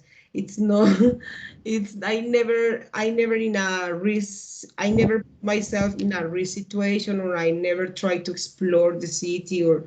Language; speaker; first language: English; non-native, learner; Spanish